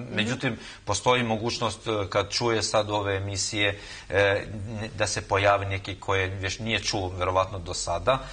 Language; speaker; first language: Serbian; non-native, local second language; Albanian